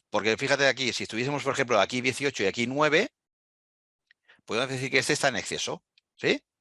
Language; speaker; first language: Spanish; native; Spanish